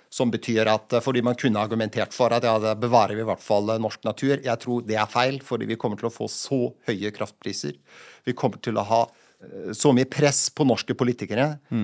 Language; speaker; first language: Norwegian; native; Norwegian